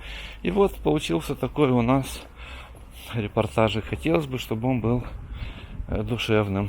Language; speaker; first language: Russian; native; Russian